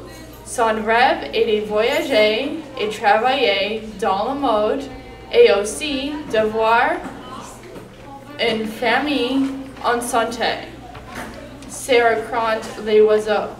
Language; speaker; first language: French; non-native, learner; English